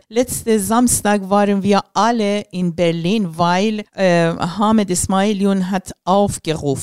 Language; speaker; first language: German; non-native, learner; Persian